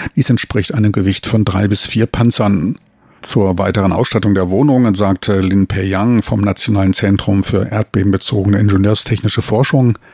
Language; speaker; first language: German; native; German